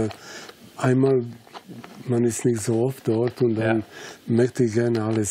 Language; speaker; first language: German; non-native, fluent; Serbian